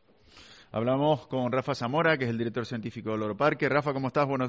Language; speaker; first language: Spanish; native; Spanish